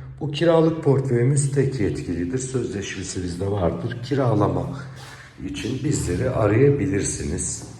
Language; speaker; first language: Turkish; native; Turkish